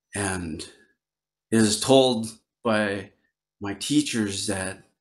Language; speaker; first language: English; native; English